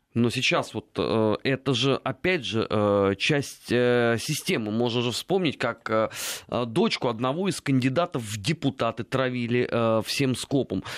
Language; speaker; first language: Russian; native; Russian